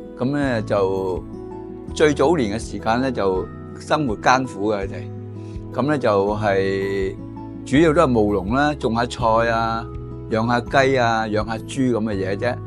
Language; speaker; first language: Cantonese; native; Cantonese